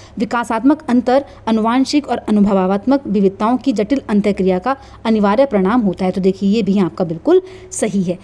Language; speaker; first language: Hindi; native; Hindi